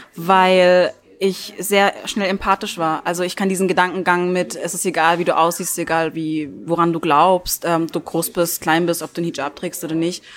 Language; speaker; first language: German; early bilingual, other home language; Turkish